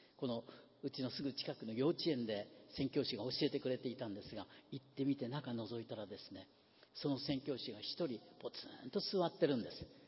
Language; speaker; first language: Japanese; native; Japanese